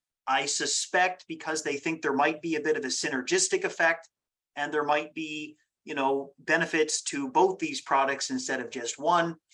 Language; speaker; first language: English; native; English